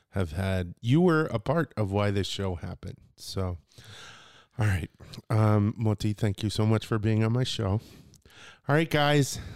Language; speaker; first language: English; native; English